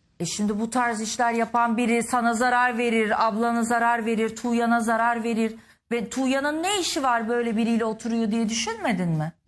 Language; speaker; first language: Turkish; native; Turkish